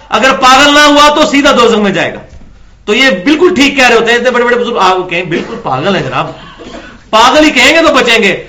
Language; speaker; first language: Urdu; non-native, local second language; Punjabi